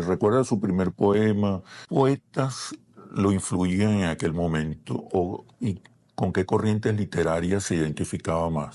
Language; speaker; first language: Spanish; native; Spanish